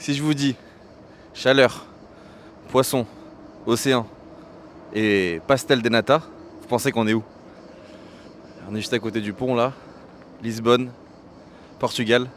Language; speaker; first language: French; native; French